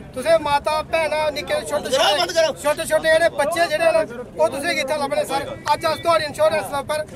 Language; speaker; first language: Hindi; native; Hindi